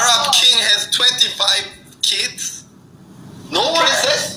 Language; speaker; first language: English; non-native, learner; Korean